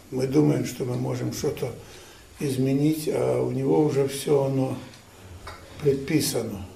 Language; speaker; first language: Russian; non-native, fluent; Ukrainian